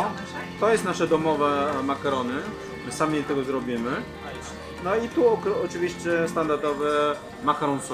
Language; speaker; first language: Polish; non-native, fluent; Chinese